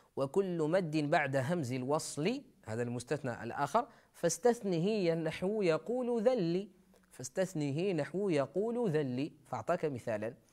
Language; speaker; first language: Arabic; native; Arabic